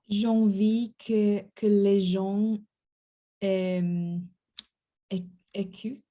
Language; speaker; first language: French; non-native, learner; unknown